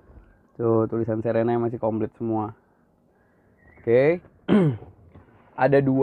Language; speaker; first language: Indonesian; native; Indonesian